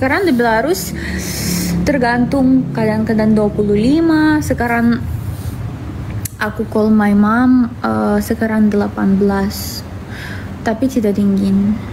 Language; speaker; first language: Indonesian; non-native, fluent; Russian